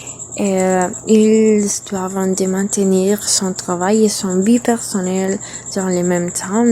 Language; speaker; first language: French; non-native, learner; Spanish